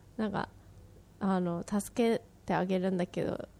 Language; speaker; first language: Japanese; native; Japanese